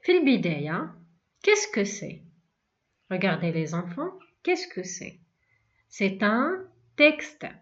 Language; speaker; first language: French; non-native, local second language; Arabic